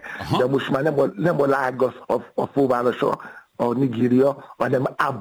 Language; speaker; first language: Hungarian; non-native, fluent; Yoruba